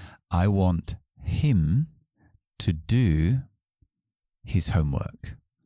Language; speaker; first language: English; native; English